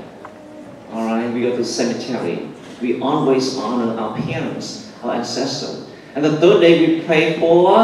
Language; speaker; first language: English; non-native, fluent; Vietnamese